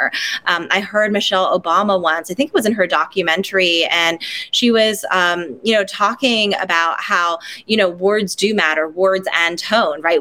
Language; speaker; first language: English; non-native, local second language; Cantonese